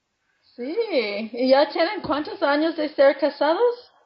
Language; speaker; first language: Spanish; non-native, fluent; English